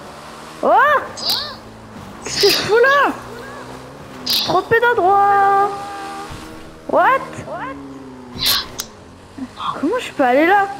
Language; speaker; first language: French; native; French